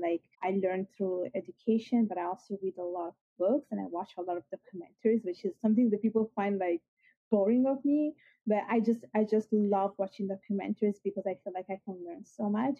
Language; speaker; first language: English; non-native, fluent; Italian